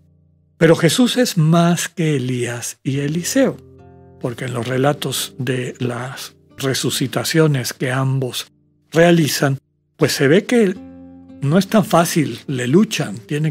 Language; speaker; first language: Spanish; native; Spanish